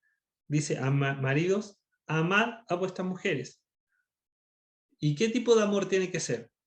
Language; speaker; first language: Spanish; native; Spanish